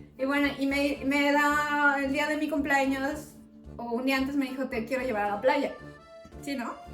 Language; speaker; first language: Spanish; native; Spanish